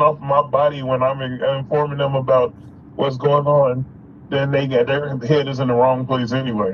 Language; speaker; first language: English; native; English